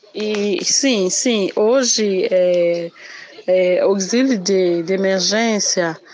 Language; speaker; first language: Portuguese; non-native, fluent; Lingala